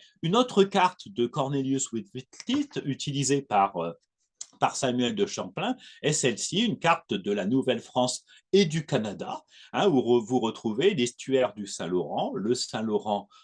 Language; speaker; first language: French; native; French